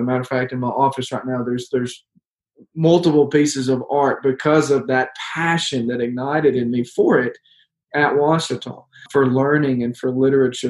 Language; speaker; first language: English; native; English